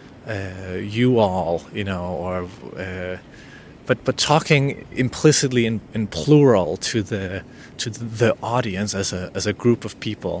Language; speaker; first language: English; non-native, fluent; Danish